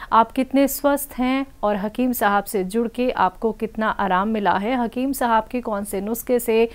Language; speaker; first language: Hindi; native; Hindi